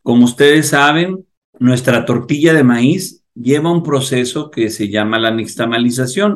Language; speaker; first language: Spanish; native; Spanish